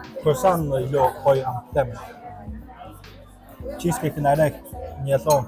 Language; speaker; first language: Swedish; non-native, learner; Mongolian